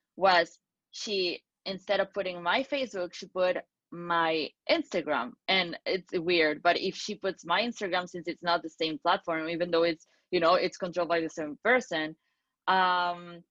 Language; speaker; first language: English; non-native, fluent; Spanish